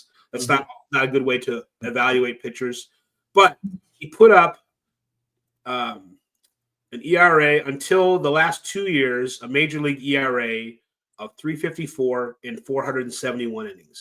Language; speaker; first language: English; native; English